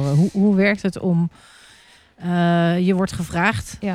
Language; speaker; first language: Dutch; early bilingual, heritage; Dutch